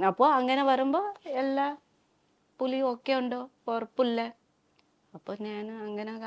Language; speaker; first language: Malayalam; non-native, learner; Nepali